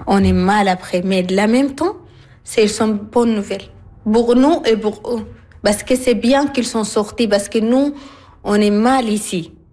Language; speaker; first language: French; non-native, learner; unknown